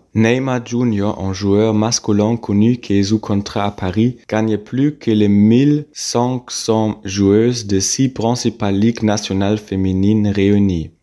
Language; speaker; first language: French; non-native, fluent; German